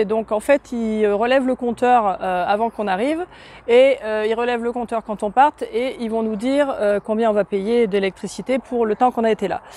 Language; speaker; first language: French; native; French